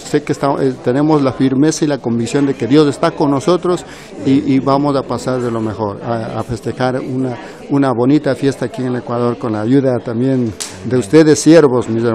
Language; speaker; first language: Spanish; native; Spanish